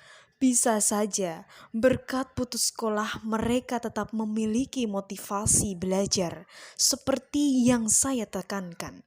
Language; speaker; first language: Indonesian; native; Indonesian